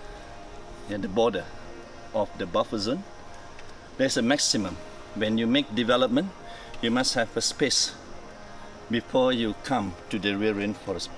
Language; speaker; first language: English; non-native, fluent; Malay